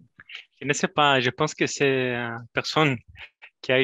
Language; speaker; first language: French; non-native, fluent; Spanish